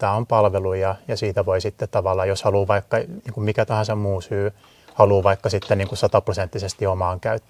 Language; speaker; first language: Finnish; native; Finnish